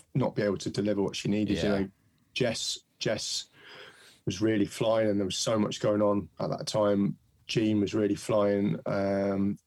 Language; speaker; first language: English; native; English